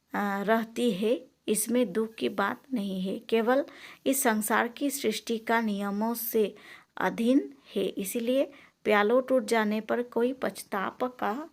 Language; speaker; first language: Hindi; non-native, local second language; Assamese